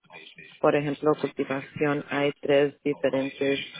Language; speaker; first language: Spanish; early bilingual, heritage; Spanish